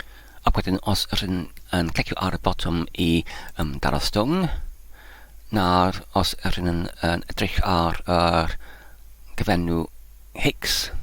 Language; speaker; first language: Welsh; non-native, learner; English